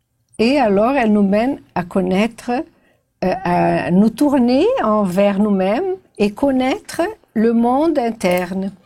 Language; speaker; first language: French; non-native, fluent; Portuguese